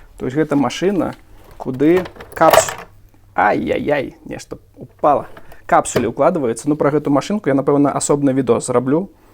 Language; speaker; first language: Belarusian; non-native, local second language; Russian